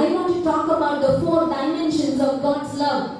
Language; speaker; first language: English; non-native, local second language; Telugu